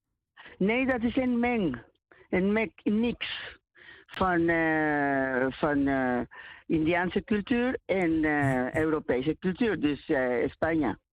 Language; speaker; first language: Dutch; non-native, learner; Spanish